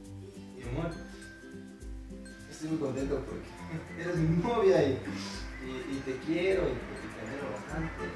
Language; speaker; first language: Spanish; native; Spanish